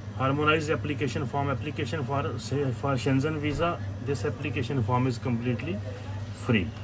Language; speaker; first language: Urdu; non-native, local second language; Punjabi